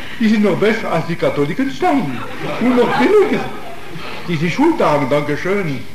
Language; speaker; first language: German; non-native, fluent; Italian